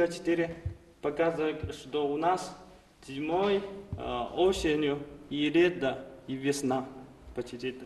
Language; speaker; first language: Russian; non-native, learner; Chinese